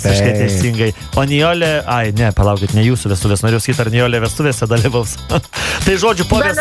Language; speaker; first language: Lithuanian; native; Lithuanian